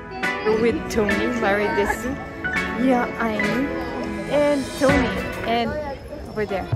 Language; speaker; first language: English; non-native, learner; Filipino